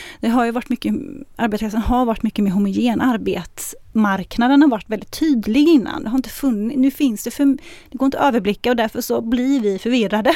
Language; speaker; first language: Swedish; early bilingual, other home language; Arabic